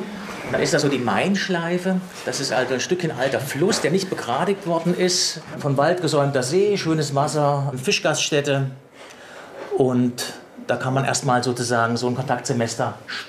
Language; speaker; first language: German; native; German